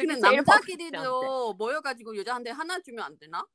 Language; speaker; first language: Korean; non-native, fluent; Chinese